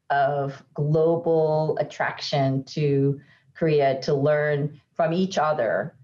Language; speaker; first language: English; native; English